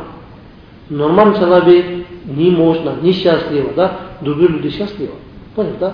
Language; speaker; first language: Russian; non-native, learner; Tibetan